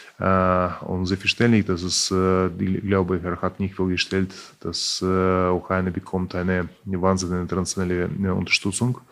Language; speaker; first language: German; non-native, fluent; Russian